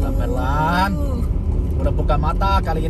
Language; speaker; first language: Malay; non-native, fluent; Chinese